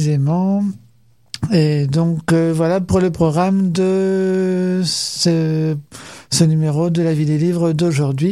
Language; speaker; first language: French; native; French